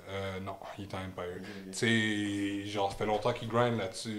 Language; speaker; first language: French; native; French